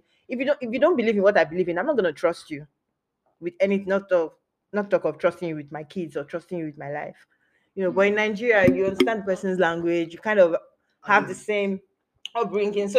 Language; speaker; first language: English; non-native, local second language; Yoruba